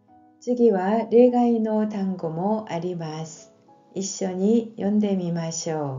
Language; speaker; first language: Japanese; non-native, fluent; Korean